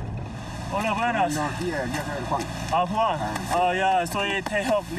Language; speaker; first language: Spanish; non-native, learner; Korean